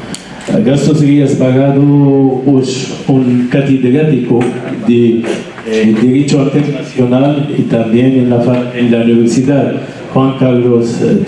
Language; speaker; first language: Spanish; non-native, learner; Arabic